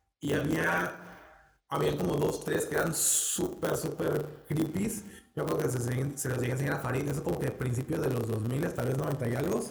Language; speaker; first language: Spanish; native; Spanish